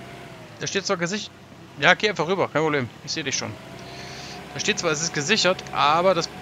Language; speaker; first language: German; native; German